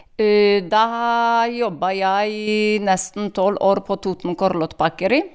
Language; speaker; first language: Norwegian; non-native, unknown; Polish